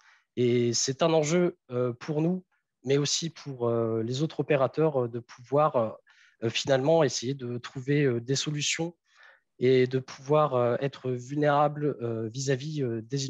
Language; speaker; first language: French; native; French